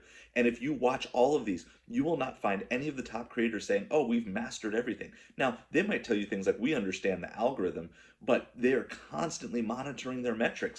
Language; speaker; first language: English; native; English